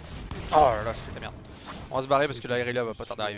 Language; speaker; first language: French; native; French